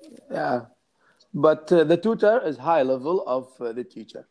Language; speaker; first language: English; non-native, learner; Arabic